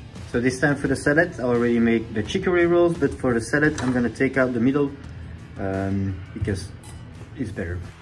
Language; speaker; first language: English; non-native, fluent; French